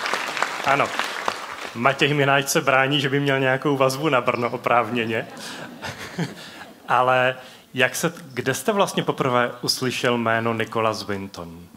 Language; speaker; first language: Czech; native; Czech